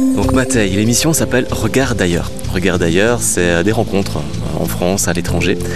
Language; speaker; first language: French; native; French